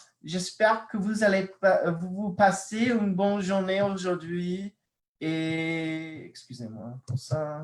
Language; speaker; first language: French; non-native, fluent; English